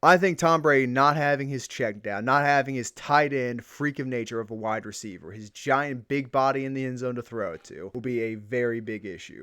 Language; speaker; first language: English; native; English